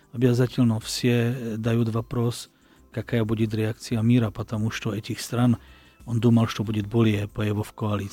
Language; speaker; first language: Russian; non-native, learner; Slovak